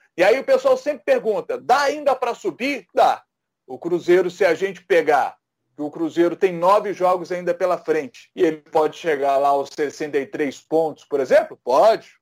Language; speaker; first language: Portuguese; native; Portuguese